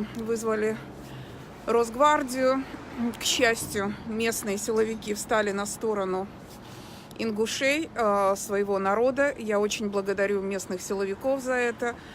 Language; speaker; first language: Russian; non-native, local second language; Ingush